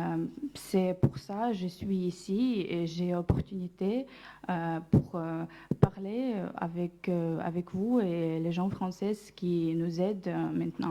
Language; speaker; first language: French; non-native, learner; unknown